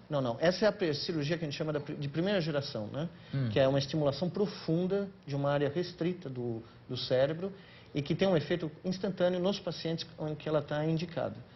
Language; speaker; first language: Portuguese; native; Portuguese